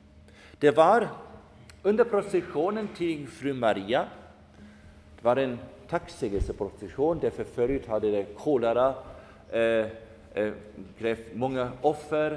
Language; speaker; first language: Swedish; non-native, fluent; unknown